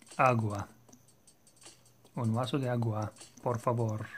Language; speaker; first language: Spanish; non-native, learner; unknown